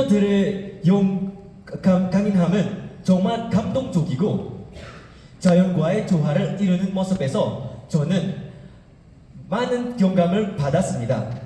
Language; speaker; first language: Korean; non-native, fluent; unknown